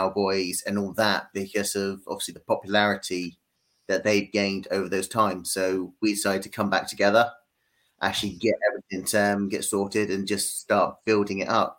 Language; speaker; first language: English; native; English